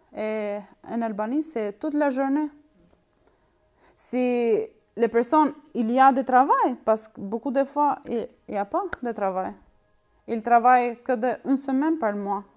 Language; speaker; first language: French; non-native, learner; Albanian